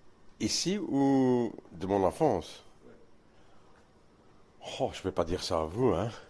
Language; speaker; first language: French; non-native, local second language; Dutch